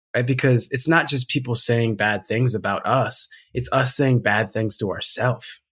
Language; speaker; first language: English; native; English